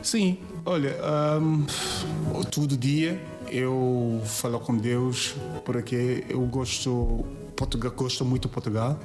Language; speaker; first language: Portuguese; non-native, learner; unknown